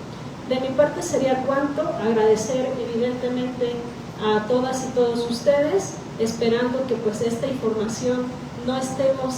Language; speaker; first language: Spanish; native; Spanish